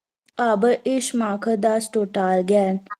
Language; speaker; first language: German; non-native, learner; Hindi